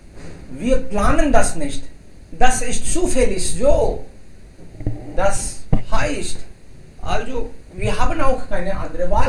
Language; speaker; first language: German; non-native, fluent; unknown